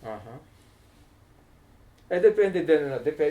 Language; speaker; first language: Spanish; non-native, learner; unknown